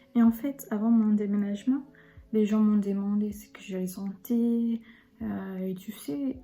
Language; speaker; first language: French; non-native, fluent; English